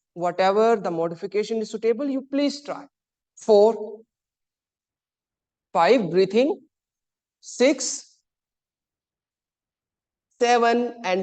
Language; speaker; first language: English; non-native, local second language; Hindi